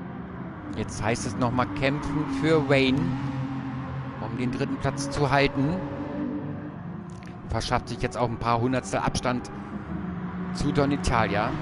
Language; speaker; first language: German; native; German